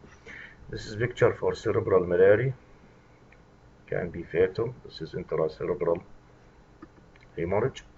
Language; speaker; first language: English; non-native, fluent; Arabic